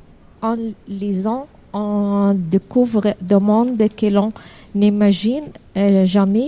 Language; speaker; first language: French; non-native, learner; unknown